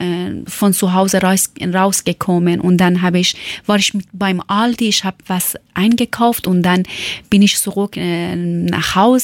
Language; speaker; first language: German; non-native, learner; Persian